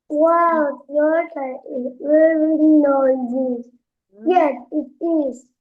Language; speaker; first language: English; non-native, learner; Vietnamese